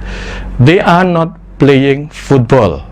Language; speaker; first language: English; non-native, fluent; Indonesian